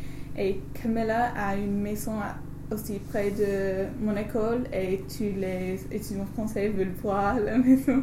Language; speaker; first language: French; non-native, learner; English